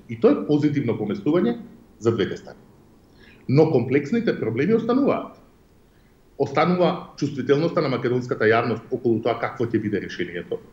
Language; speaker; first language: Macedonian; native; Macedonian